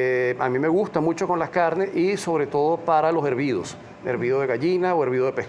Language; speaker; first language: Spanish; native; Spanish